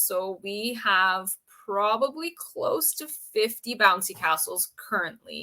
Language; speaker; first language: English; native; English